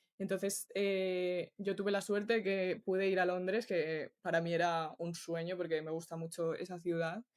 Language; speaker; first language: Spanish; native; Spanish